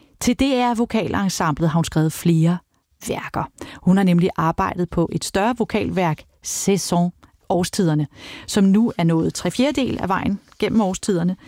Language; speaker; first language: Danish; native; Danish